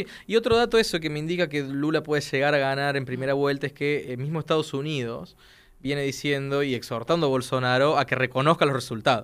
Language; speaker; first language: Spanish; native; Spanish